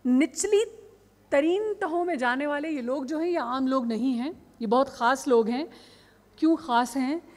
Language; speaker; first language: Urdu; non-native, local second language; Sindhi